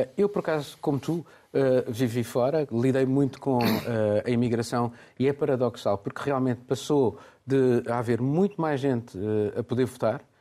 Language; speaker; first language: Portuguese; native; Portuguese